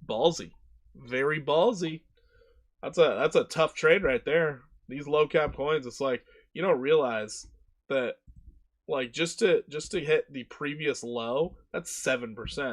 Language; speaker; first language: English; native; English